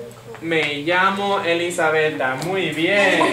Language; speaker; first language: Spanish; non-native, fluent; English